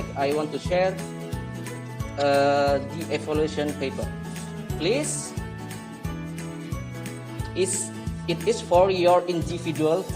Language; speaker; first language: English; non-native, learner; Indonesian